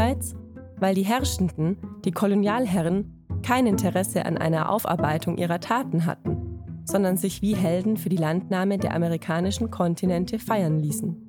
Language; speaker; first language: German; native; German